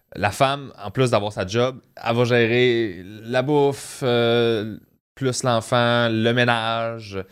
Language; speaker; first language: French; native; French